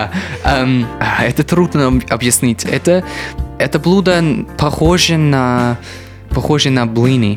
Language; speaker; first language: Russian; non-native, learner; English